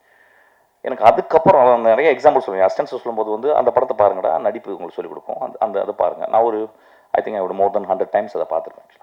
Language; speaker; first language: Tamil; native; Tamil